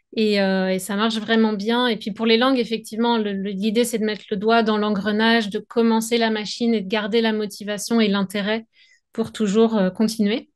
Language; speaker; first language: French; native; French